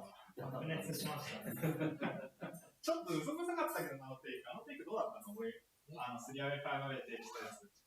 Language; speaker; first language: Japanese; native; Japanese